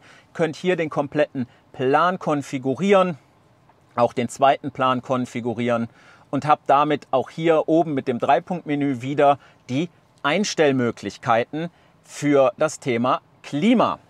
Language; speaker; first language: German; native; German